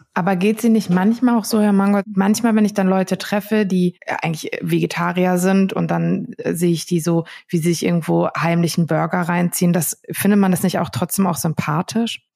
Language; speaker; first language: German; native; German